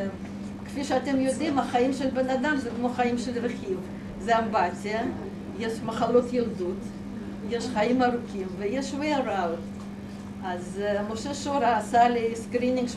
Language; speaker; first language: Hebrew; non-native, fluent; Russian